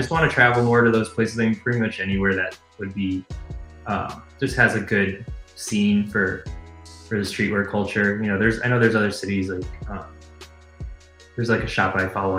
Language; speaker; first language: English; native; English